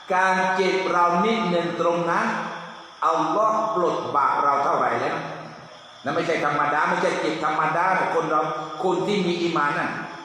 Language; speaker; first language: Thai; non-native, local second language; Pattani Malay